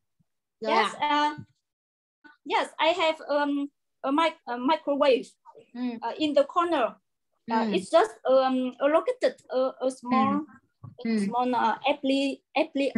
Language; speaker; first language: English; non-native, learner; Vietnamese